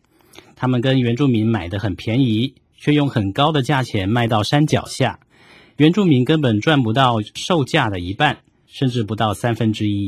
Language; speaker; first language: Chinese; native; Chinese